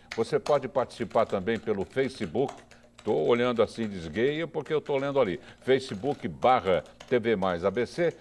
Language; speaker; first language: Portuguese; native; Portuguese